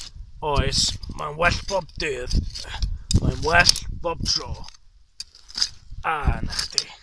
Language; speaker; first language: Welsh; non-native, learner; English